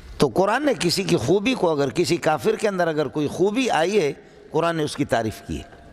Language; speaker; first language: Urdu; non-native, local second language; Brahui